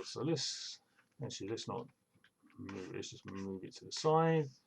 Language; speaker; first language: English; native; English